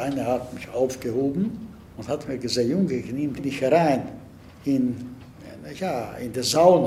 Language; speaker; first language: German; non-native, fluent; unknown